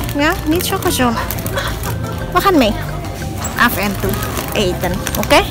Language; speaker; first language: Dutch; non-native, local second language; Indonesian